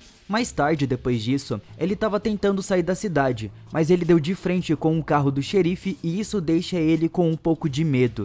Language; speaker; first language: Portuguese; native; Portuguese